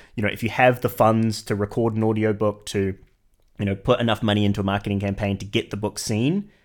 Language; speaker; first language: English; native; English